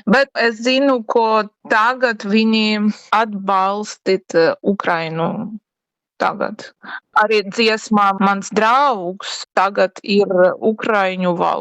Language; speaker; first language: Latvian; non-native, learner; Ukrainian